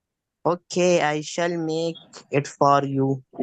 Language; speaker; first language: English; non-native, learner; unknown